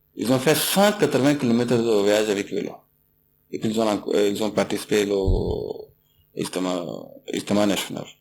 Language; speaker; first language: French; non-native, learner; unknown